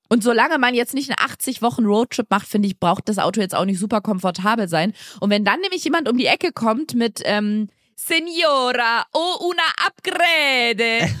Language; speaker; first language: German; native; German